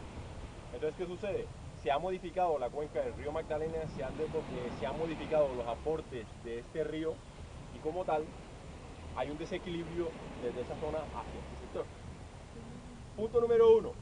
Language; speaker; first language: Spanish; native; Spanish